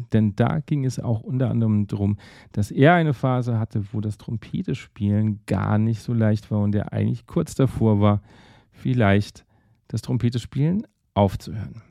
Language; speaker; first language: German; native; German